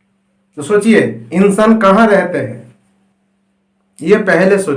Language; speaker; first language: Hindi; non-native, local second language; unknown